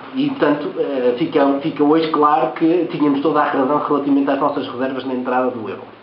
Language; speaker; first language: Portuguese; early bilingual, heritage; Portuguese